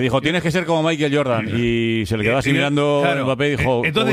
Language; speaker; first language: Spanish; native; Spanish